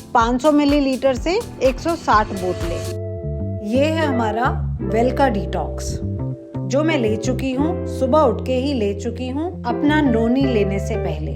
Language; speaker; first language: Hindi; non-native, local second language; Bangla